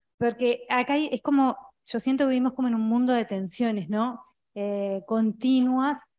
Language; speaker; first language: Spanish; native; Spanish